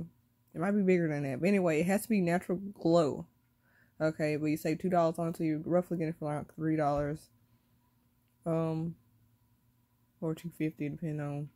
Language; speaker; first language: English; native; English